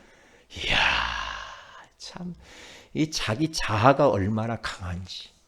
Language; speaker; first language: Korean; native; Korean